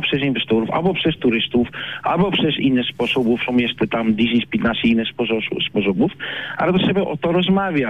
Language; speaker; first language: Polish; non-native, learner; Dutch